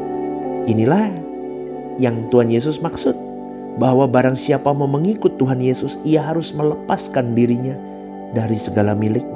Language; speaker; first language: Indonesian; native; Indonesian